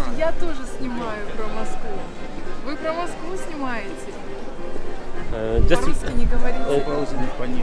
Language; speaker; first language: Russian; non-native, local second language; Chechen